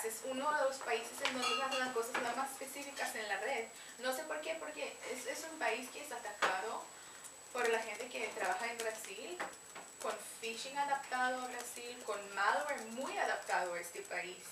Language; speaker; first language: Spanish; non-native, fluent; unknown